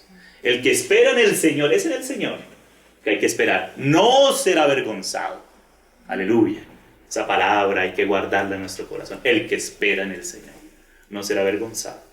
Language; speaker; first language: Spanish; native; Spanish